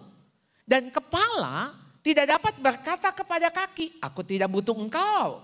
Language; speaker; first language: Indonesian; native; Indonesian